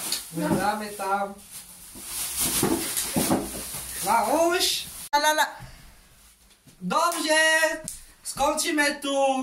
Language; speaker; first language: Slovak; non-native, local second language; Romany